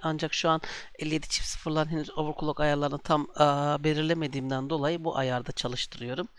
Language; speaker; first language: Turkish; native; Turkish